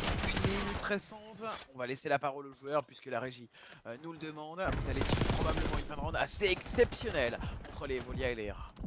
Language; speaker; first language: French; native; French